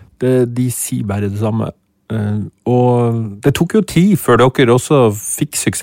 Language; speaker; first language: Norwegian; native; Norwegian